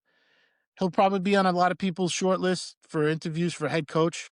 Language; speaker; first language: English; native; English